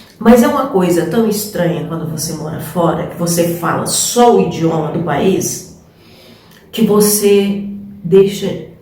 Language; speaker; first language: Portuguese; native; Portuguese